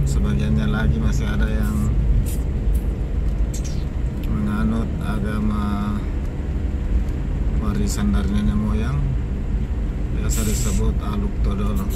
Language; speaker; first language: Indonesian; native; Indonesian